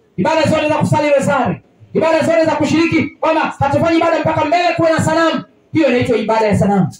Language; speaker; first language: Swahili; native; Swahili